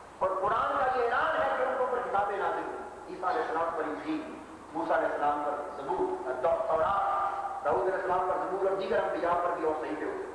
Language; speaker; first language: Urdu; non-native, local second language; Punjabi